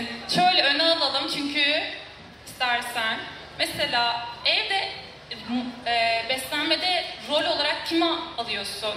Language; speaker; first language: Turkish; native; Turkish